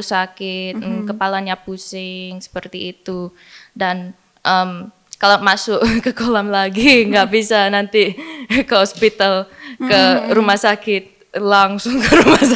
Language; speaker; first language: Indonesian; early bilingual, heritage; English